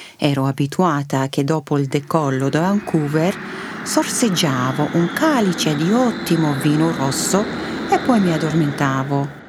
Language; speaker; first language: Italian; early bilingual, heritage; Italian